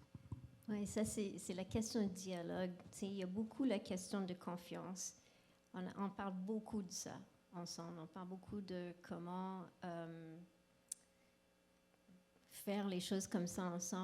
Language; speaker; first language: French; non-native, local second language; English